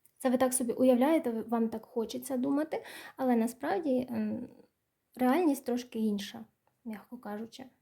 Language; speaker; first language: Ukrainian; non-native, local second language; Russian